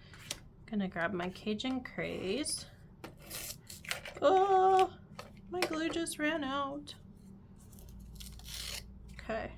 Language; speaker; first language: English; native; English